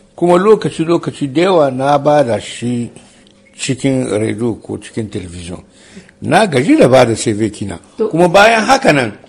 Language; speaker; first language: Hausa; native; Hausa